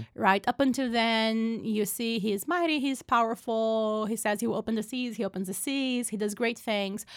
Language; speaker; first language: English; non-native, fluent; Portuguese